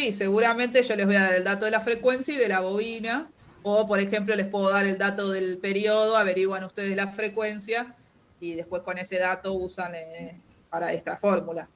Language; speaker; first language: Spanish; native; Spanish